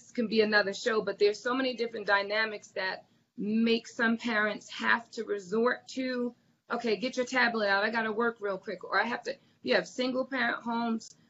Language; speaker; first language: English; native; English